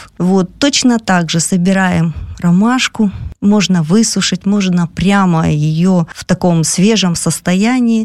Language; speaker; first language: Russian; native; Russian